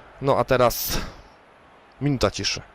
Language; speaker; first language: Polish; native; Polish